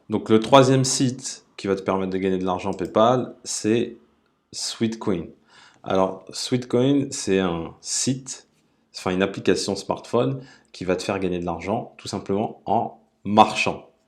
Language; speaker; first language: French; native; French